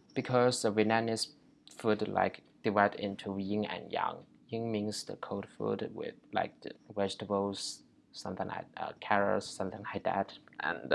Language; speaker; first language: English; non-native, learner; Chinese